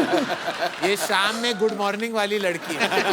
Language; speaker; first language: Hindi; native; Hindi